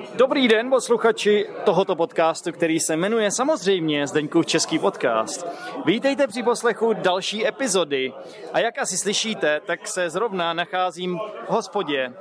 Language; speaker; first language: Czech; native; Czech